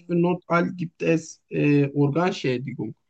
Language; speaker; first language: German; non-native, learner; Turkish